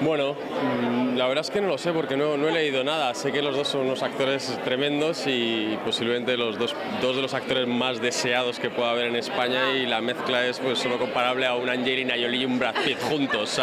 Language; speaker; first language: Spanish; native; Spanish